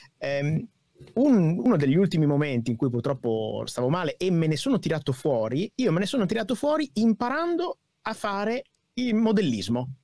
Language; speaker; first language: Italian; native; Italian